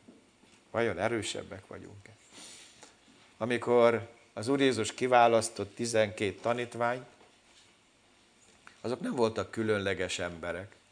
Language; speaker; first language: Hungarian; native; Hungarian